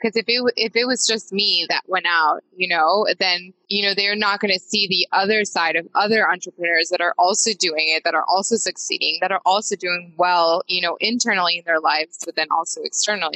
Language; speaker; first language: English; non-native, fluent; Spanish